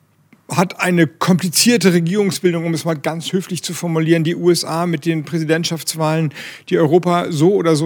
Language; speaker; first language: German; native; German